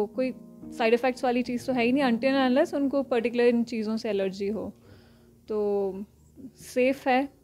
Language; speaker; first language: Hindi; native; Hindi